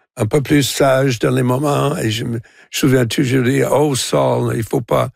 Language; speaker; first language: French; non-native, local second language; English